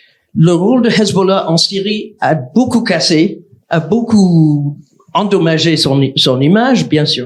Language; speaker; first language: French; non-native, fluent; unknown